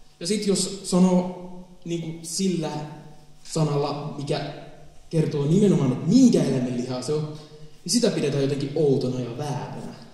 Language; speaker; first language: Finnish; native; Finnish